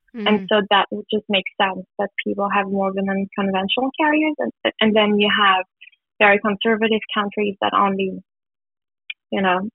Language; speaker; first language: English; non-native, fluent; German